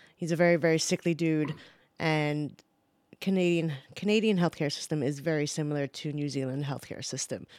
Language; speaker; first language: English; native; English